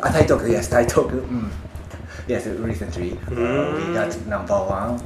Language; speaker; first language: English; non-native, learner; Japanese